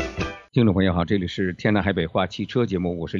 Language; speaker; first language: Chinese; native; Chinese